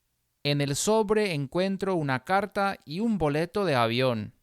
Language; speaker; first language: Spanish; non-native, fluent; English